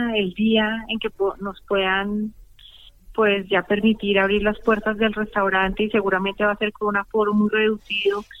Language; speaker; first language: Spanish; native; Spanish